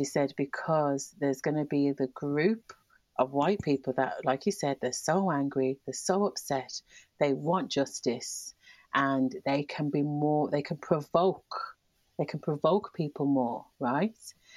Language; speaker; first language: English; native; English